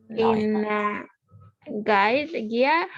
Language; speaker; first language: English; non-native, learner; Spanish